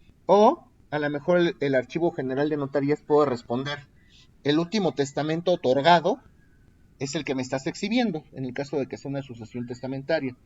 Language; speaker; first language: Spanish; native; Spanish